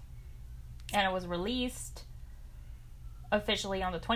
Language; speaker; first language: English; non-native, fluent; French